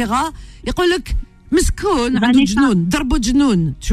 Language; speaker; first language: French; native; French